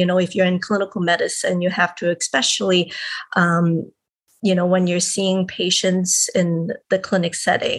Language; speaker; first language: English; non-native, local second language; Cantonese